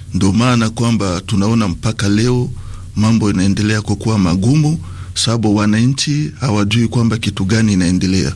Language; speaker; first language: Swahili; non-native, fluent; Sango